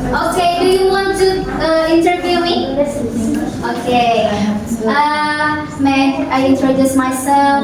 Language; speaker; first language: English; non-native, fluent; Indonesian